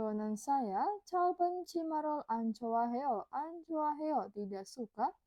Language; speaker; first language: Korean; non-native, fluent; Indonesian